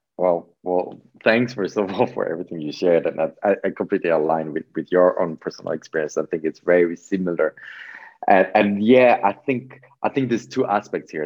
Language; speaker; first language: English; non-native, fluent; Polish